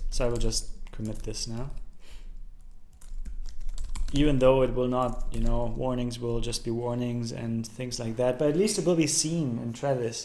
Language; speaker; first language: English; non-native, fluent; German